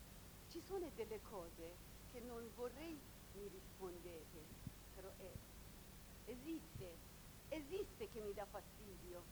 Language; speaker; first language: Italian; non-native, learner; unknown